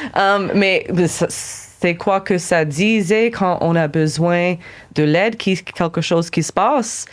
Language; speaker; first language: French; non-native, local second language; English